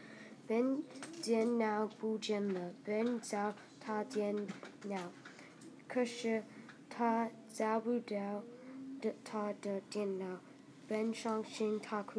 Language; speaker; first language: Chinese; non-native, learner; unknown